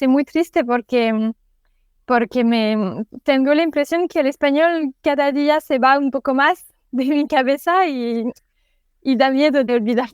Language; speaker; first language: Spanish; non-native, fluent; French